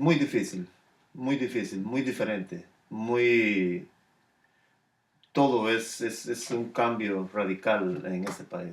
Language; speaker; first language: Spanish; native; Spanish